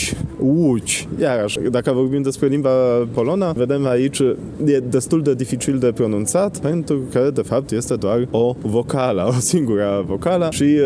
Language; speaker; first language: Romanian; non-native, fluent; Polish